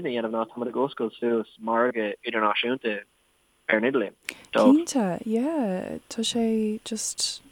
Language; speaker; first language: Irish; non-native, local second language; English